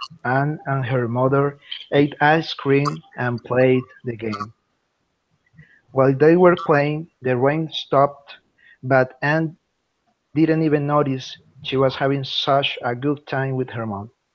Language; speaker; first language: English; non-native, learner; Spanish